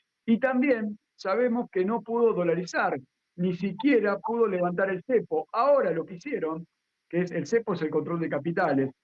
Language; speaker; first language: Spanish; native; Spanish